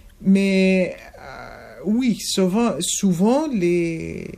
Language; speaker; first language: French; non-native, fluent; Arabic